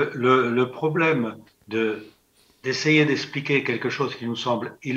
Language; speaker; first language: French; native; French